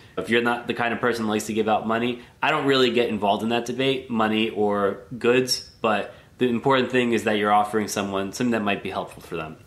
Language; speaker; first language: English; native; English